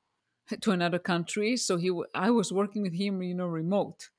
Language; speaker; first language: English; non-native, fluent; Hebrew